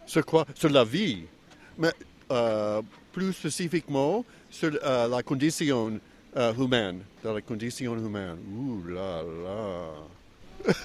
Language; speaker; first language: French; non-native, learner; English